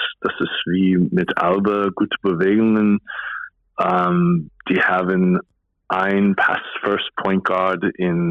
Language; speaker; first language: German; non-native, fluent; English